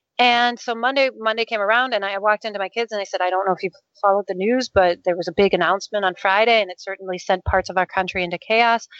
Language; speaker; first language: English; non-native, fluent; Danish